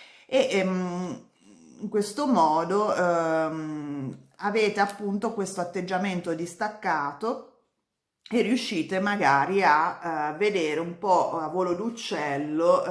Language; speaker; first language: Italian; native; Italian